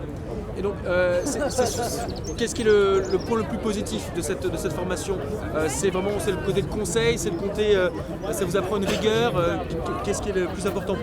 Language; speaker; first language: French; native; French